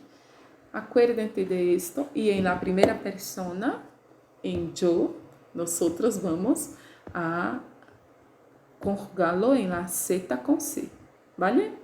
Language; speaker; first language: Spanish; non-native, learner; Portuguese